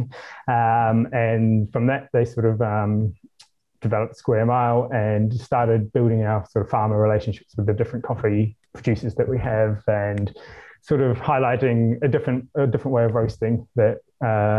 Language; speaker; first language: English; native; English